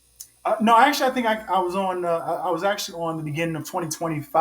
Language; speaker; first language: English; native; English